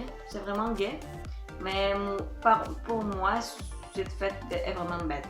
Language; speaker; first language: French; non-native, fluent; Russian